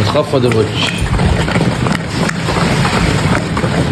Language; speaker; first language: Arabic; native; Arabic